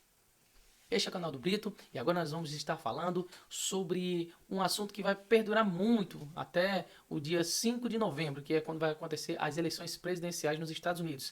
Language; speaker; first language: Portuguese; native; Portuguese